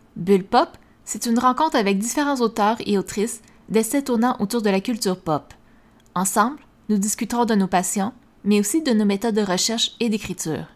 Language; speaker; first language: French; native; French